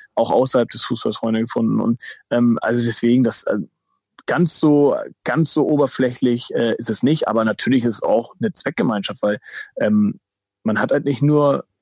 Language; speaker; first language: German; native; German